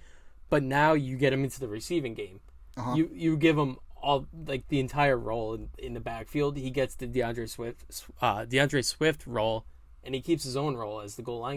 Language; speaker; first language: English; native; English